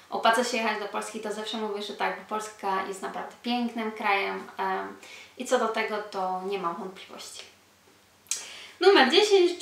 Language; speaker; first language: Polish; early bilingual, heritage; Polish